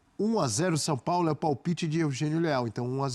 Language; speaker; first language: Portuguese; native; Portuguese